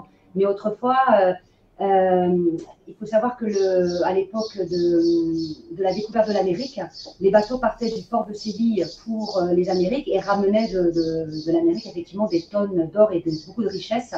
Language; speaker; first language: French; native; French